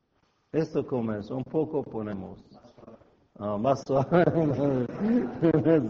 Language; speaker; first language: Spanish; non-native, fluent; Persian